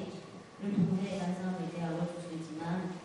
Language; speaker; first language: Korean; non-native, fluent; Chinese